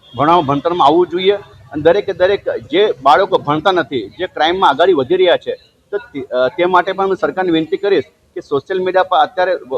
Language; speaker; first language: Gujarati; non-native, local second language; Marathi